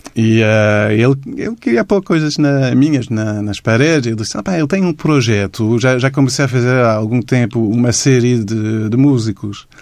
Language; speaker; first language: Portuguese; non-native, fluent; English